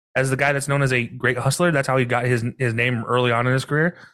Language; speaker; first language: English; native; English